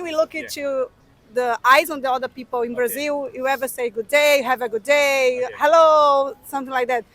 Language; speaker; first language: English; non-native, learner; Portuguese